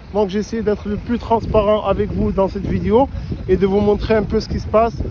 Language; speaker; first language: French; non-native, local second language; Arabic